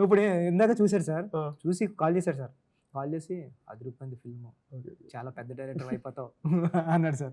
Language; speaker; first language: Telugu; native; Telugu